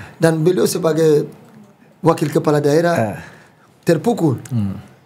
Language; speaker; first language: Indonesian; non-native, fluent; French